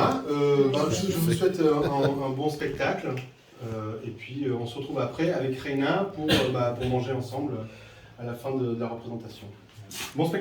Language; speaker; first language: French; native; French